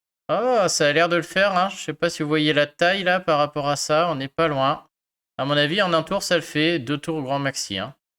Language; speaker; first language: French; native; French